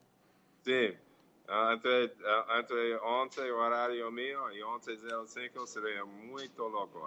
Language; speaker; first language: Portuguese; non-native, fluent; English